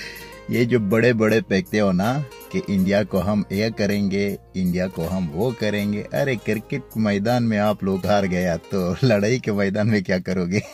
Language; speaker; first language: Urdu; non-native, fluent; Pashto